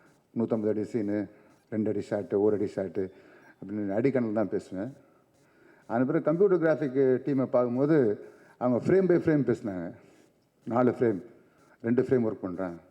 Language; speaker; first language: Tamil; native; Tamil